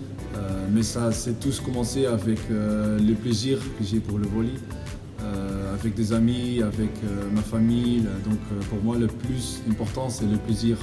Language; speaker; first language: French; non-native, learner; Dutch